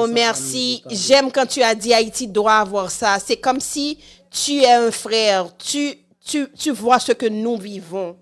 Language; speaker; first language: French; non-native, local second language; Haitian Creole